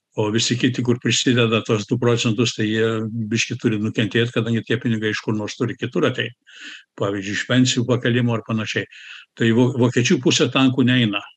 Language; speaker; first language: Lithuanian; early bilingual, heritage; Lithuanian